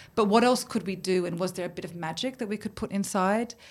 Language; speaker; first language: English; native; English